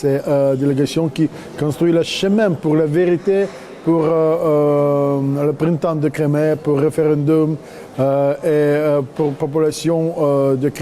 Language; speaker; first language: French; non-native, learner; Russian